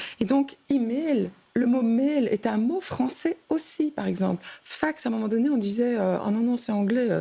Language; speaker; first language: French; native; French